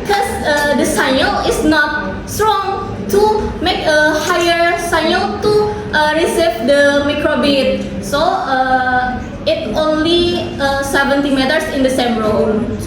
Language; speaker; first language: English; non-native, learner; Indonesian